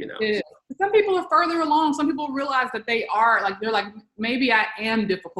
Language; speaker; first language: English; native; English